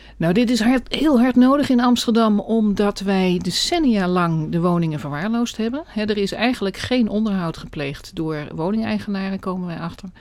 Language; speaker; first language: Dutch; native; Dutch